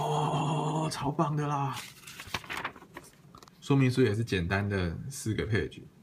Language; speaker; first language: Chinese; native; Chinese